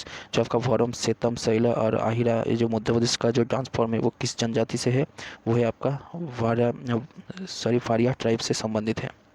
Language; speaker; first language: Hindi; native; Hindi